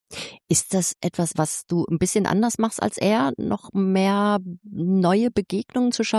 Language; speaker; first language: German; native; German